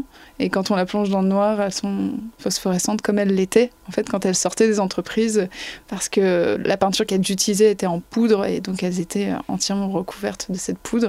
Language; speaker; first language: French; native; French